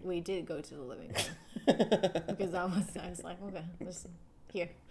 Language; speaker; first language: English; non-native, fluent; Japanese